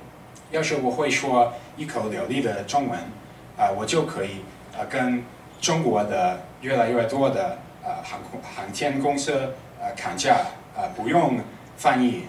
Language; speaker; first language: Chinese; non-native, fluent; English